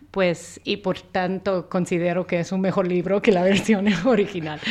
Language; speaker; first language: Spanish; non-native, fluent; English